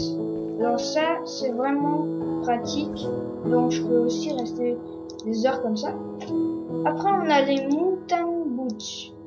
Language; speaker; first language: French; non-native, learner; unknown